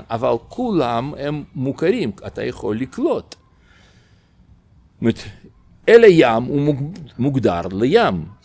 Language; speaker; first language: Hebrew; non-native, fluent; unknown